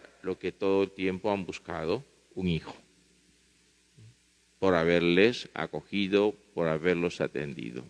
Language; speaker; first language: Spanish; native; Spanish